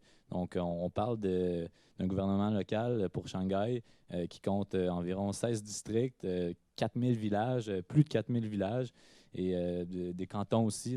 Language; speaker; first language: French; native; French